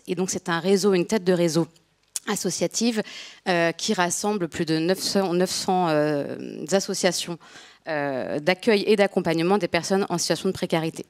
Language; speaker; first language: French; native; French